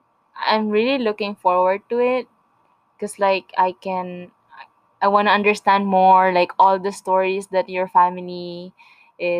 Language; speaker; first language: English; non-native, local second language; Filipino